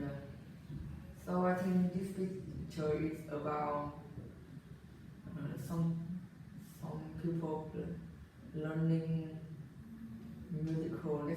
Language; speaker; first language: English; non-native, learner; Vietnamese